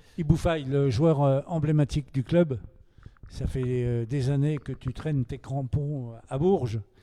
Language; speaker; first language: French; native; French